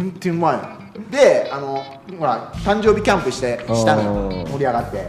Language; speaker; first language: Japanese; native; Japanese